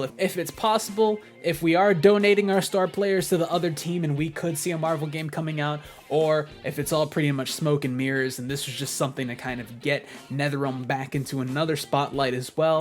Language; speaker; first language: English; native; English